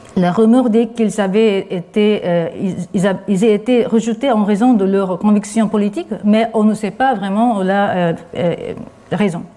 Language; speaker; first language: French; non-native, fluent; Japanese